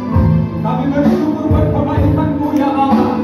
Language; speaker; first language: Indonesian; native; Indonesian